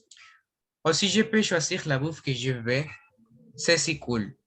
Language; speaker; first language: French; non-native, learner; Spanish